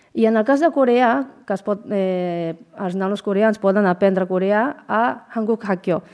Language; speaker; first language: Catalan; non-native, fluent; Japanese